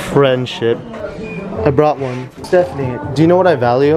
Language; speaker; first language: English; native; English